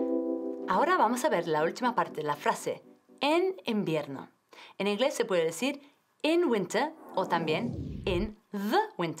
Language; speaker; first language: Spanish; non-native, fluent; English